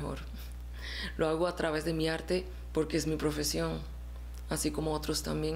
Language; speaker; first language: Spanish; early bilingual, other home language; Chinese